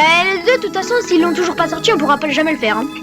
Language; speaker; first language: French; native; French